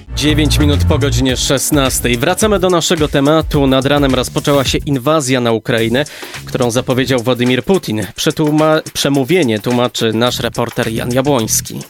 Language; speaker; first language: Polish; native; Polish